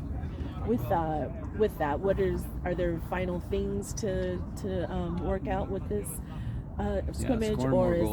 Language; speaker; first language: English; native; English